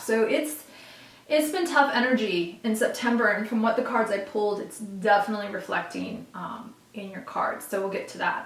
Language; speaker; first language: English; native; English